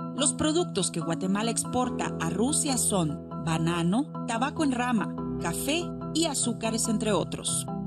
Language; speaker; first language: Spanish; native; Spanish